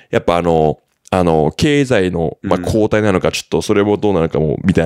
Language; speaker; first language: Japanese; native; Japanese